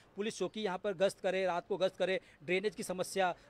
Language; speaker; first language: Hindi; native; Hindi